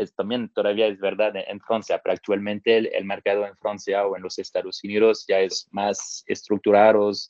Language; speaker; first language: Spanish; non-native, fluent; French